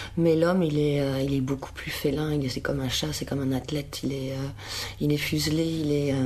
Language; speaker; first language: French; native; French